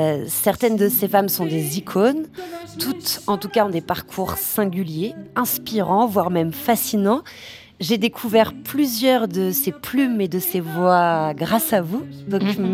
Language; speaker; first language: French; native; French